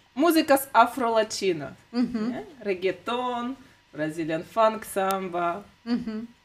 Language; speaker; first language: Portuguese; non-native, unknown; Russian